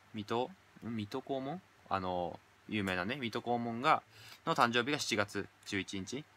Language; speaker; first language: Japanese; native; Japanese